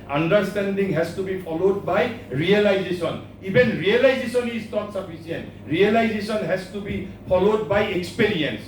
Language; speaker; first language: English; non-native, local second language; Assamese